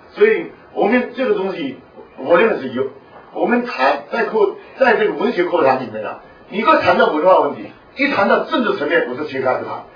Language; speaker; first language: Chinese; non-native, local second language; Hakka Chinese